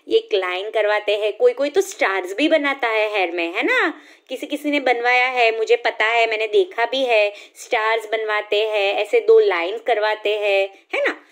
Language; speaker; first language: Hindi; non-native, local second language; Gujarati